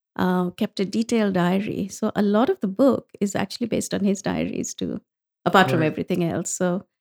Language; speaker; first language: English; non-native, local second language; Bangla